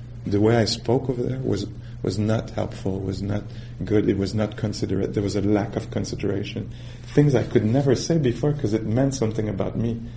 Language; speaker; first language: English; non-native, fluent; French